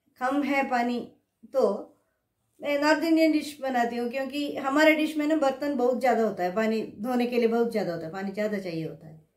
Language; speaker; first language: Hindi; non-native, local second language; Kannada